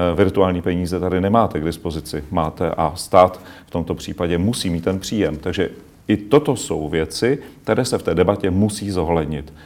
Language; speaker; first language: Czech; native; Czech